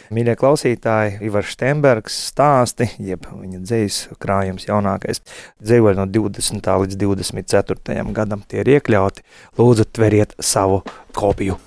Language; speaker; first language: Latvian; native; Latvian